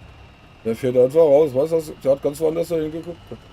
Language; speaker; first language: German; native; German